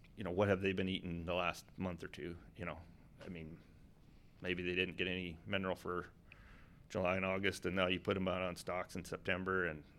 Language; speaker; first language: English; native; English